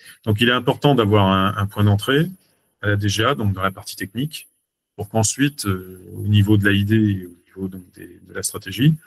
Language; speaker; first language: French; native; French